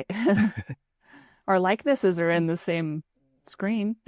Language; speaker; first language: English; native; English